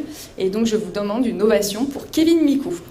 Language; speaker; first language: French; native; French